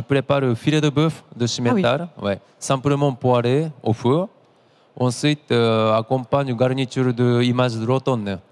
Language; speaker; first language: French; non-native, learner; Japanese